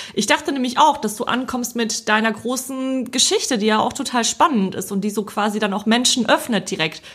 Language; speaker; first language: German; early bilingual, other home language; Polish